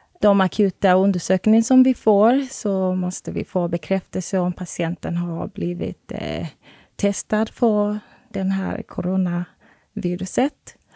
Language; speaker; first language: Swedish; non-native, fluent; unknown